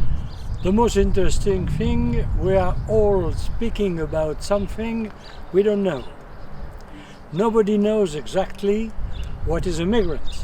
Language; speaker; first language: English; non-native, fluent; French